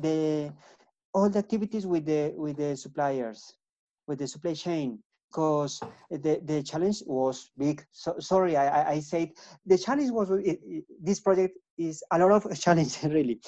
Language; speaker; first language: English; non-native, learner; Spanish